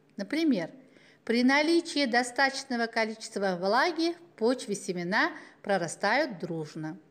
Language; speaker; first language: Russian; non-native, local second language; Uzbek